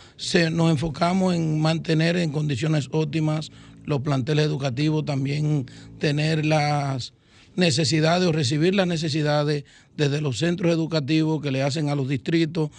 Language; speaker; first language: Spanish; native; Spanish